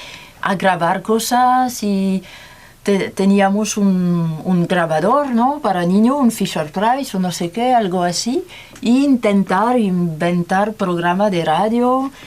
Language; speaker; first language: Spanish; non-native, learner; French